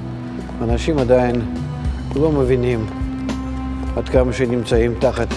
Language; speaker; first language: Hebrew; non-native, fluent; Russian